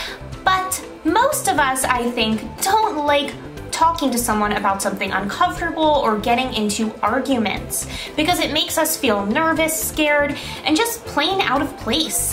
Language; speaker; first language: English; native; English